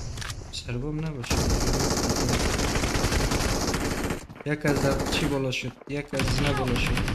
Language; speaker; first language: Persian; native; Persian